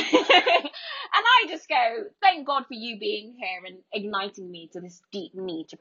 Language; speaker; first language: English; native; English